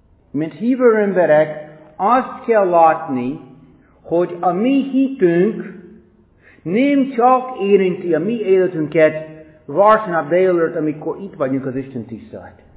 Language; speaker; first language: Hungarian; non-native, fluent; English